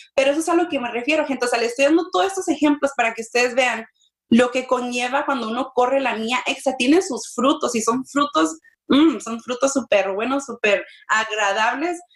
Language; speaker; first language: Spanish; early bilingual, heritage; Spanish